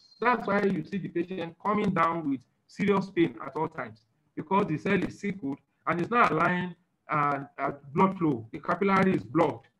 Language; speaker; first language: English; non-native, local second language; Yoruba